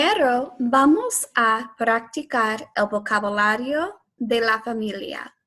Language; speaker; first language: Spanish; non-native, fluent; English